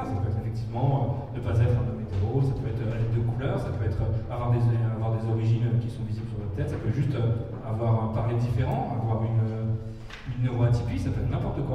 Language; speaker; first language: French; native; French